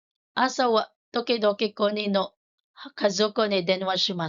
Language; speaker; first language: Japanese; non-native, fluent; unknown